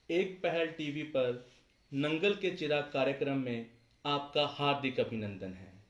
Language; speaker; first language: Hindi; non-native, local second language; Punjabi